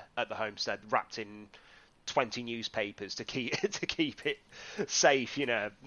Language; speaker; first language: English; native; English